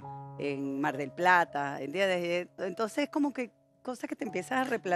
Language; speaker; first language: Spanish; native; Spanish